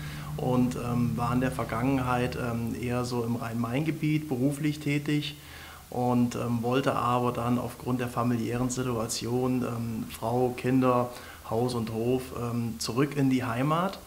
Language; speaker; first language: German; native; German